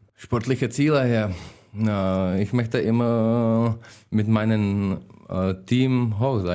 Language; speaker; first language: German; non-native, learner; Czech